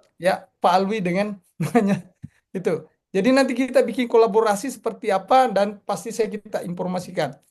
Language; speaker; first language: Indonesian; non-native, local second language; Buginese